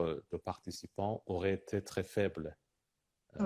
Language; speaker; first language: French; non-native, fluent; Persian